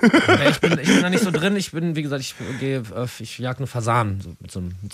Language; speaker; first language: German; native; German